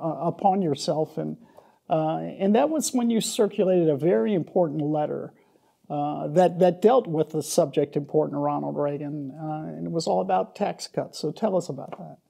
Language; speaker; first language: English; native; English